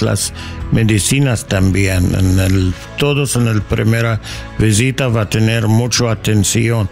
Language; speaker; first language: Spanish; non-native, learner; English